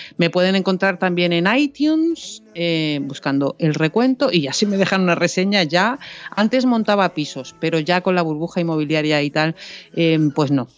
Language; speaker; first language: Spanish; native; Spanish